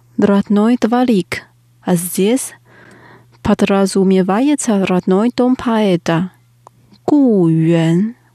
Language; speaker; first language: Russian; non-native, fluent; Chinese